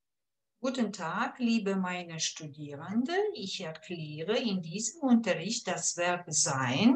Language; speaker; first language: German; non-native, fluent; Uzbek